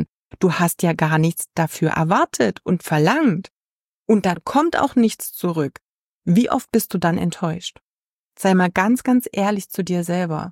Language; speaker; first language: German; native; German